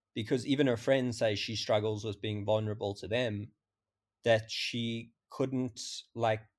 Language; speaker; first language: English; native; English